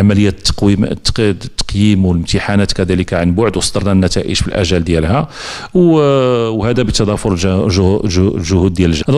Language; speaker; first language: Arabic; native; Arabic